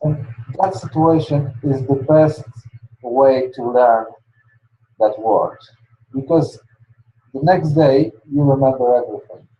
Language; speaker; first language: English; non-native, learner; Polish